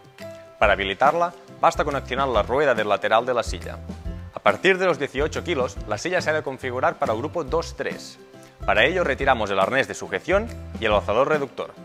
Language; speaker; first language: Spanish; native; Spanish